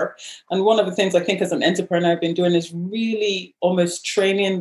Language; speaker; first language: English; non-native, local second language; Igbo